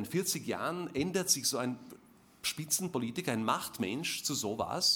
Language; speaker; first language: German; non-native, fluent; Slovak